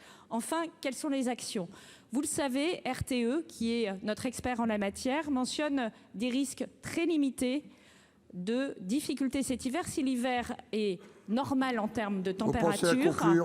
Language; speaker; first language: French; native; French